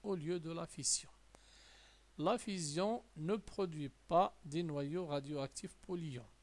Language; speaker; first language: French; non-native, local second language; Arabic